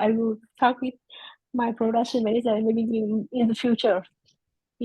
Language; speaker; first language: English; non-native, learner; Vietnamese